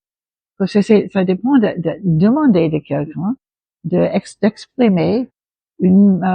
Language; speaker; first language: French; non-native, local second language; English